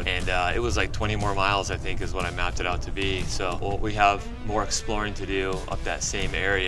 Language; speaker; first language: English; native; English